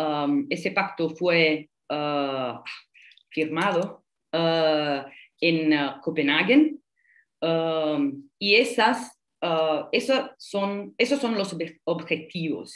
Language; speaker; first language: Spanish; non-native, fluent; Italian